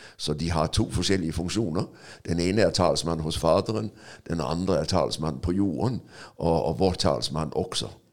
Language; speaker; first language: Norwegian; non-native, fluent; Danish